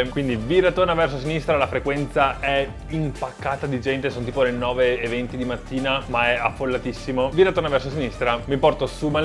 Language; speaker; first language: Italian; native; Italian